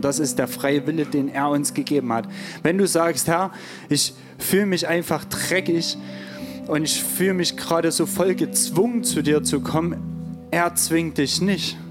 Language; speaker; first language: German; native; German